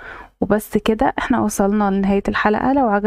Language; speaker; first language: Arabic; native; Arabic